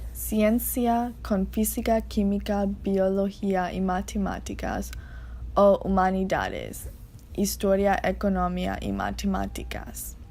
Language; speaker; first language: Spanish; non-native, learner; English